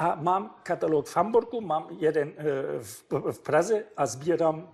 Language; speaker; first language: Czech; non-native, fluent; German